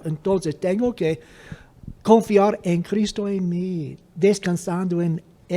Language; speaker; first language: Spanish; non-native, fluent; English